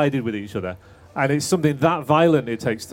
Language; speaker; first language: English; native; English